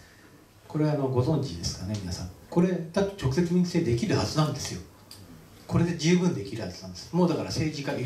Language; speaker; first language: Japanese; native; Japanese